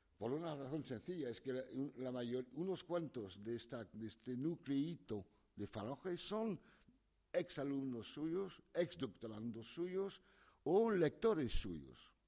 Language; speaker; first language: Spanish; non-native, fluent; French